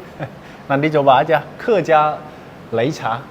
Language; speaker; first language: Indonesian; non-native, learner; Chinese